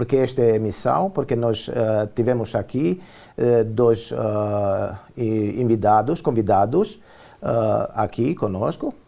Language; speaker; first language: Portuguese; non-native, learner; Romanian